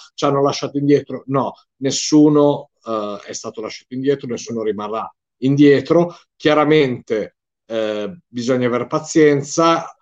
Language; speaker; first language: Italian; native; Italian